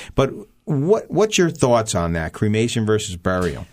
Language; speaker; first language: English; early bilingual, other home language; Armenian